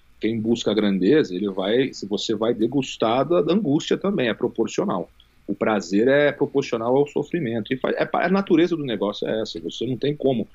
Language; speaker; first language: Portuguese; native; Portuguese